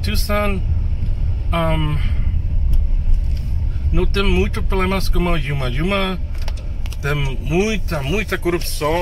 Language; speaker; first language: Portuguese; non-native, learner; English